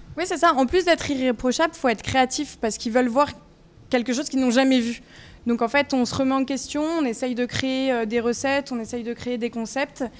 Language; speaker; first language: French; native; French